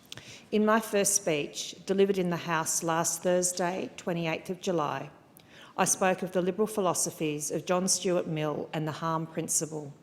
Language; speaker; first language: English; native; English